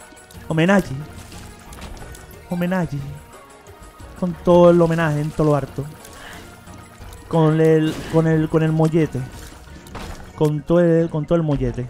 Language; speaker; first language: Spanish; native; Spanish